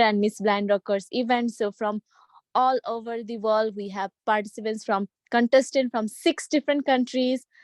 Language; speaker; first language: English; non-native, local second language; Nepali